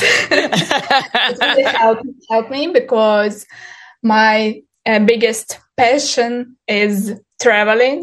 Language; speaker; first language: English; non-native, fluent; Ukrainian